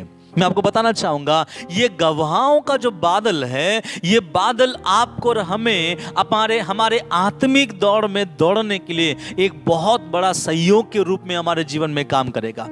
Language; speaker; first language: Hindi; non-native, local second language; Bangla